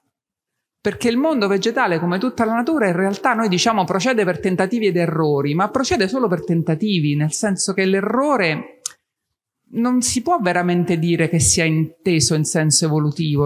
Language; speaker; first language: Italian; native; Italian